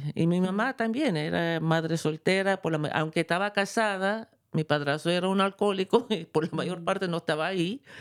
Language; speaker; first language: Spanish; early bilingual, heritage; Spanish